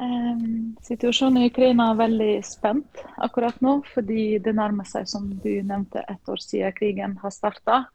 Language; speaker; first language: Norwegian; non-native, fluent; Ukrainian